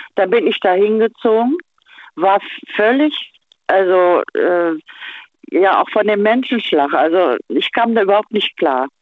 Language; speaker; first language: German; native; German